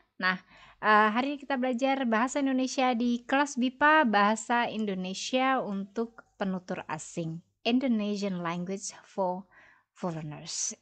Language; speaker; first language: Indonesian; native; Indonesian